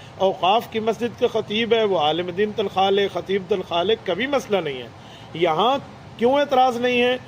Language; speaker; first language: Urdu; non-native, local second language; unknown